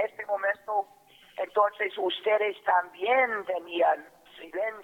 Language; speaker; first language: Spanish; non-native, fluent; English